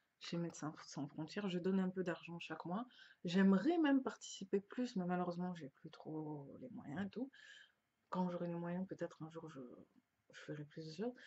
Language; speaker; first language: French; early bilingual, other home language; Lingala